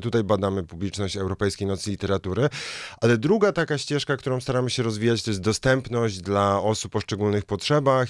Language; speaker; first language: Polish; native; Polish